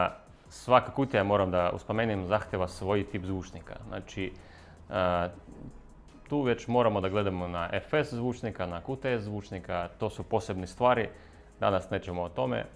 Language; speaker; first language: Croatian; non-native, fluent; Russian